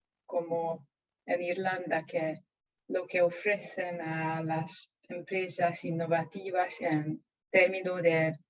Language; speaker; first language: Spanish; non-native, fluent; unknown